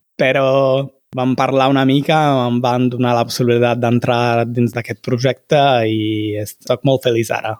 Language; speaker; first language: Catalan; non-native, fluent; Italian